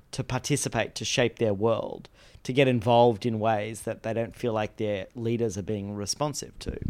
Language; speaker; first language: English; native; English